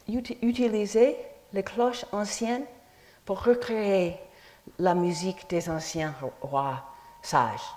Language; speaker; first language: French; non-native, fluent; English